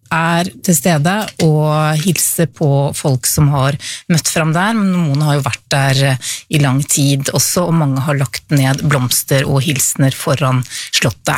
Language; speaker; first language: Norwegian; native; Norwegian